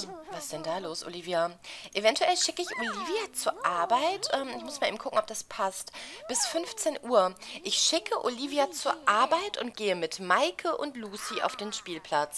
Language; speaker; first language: German; native; German